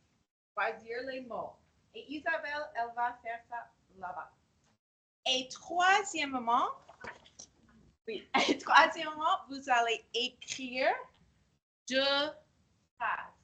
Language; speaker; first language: French; non-native, fluent; English